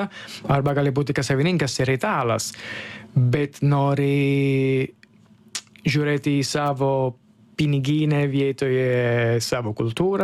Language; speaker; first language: Lithuanian; non-native, learner; Italian